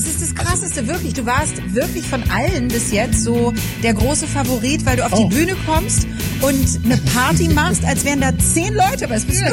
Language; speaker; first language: German; native; German